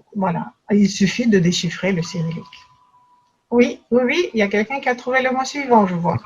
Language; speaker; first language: French; non-native, fluent; Russian